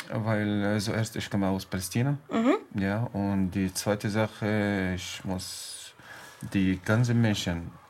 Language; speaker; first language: German; non-native, learner; Arabic